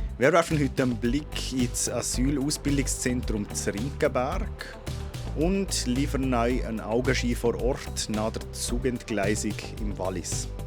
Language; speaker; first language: German; native; German